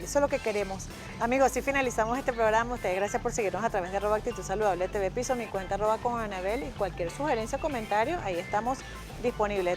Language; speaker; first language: Spanish; native; Spanish